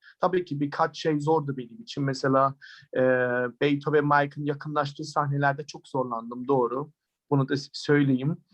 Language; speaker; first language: Turkish; early bilingual, heritage; Turkish